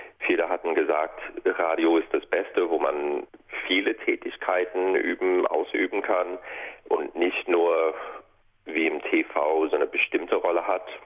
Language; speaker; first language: German; non-native, fluent; English